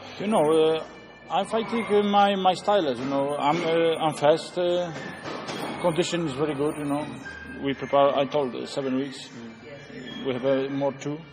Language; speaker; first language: English; non-native, learner; Polish